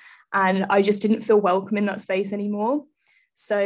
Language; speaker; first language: English; native; English